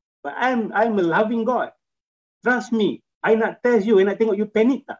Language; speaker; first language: English; non-native, local second language; Malay